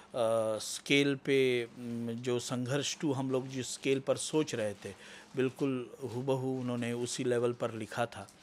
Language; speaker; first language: Hindi; non-native, local second language; Marathi